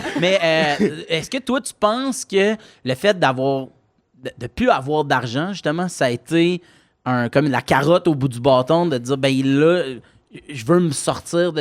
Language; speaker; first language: French; native; French